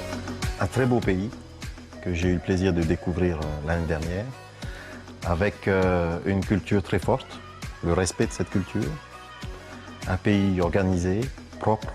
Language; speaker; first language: French; native; French